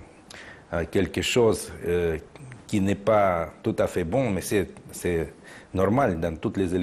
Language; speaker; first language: French; non-native, fluent; Russian